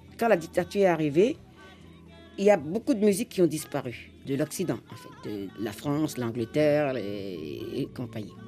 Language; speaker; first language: French; non-native, local second language; Fon